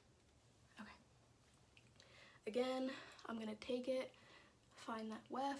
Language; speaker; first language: English; native; English